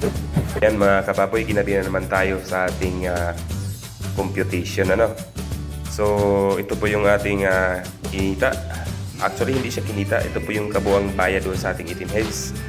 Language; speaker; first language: Filipino; native; Filipino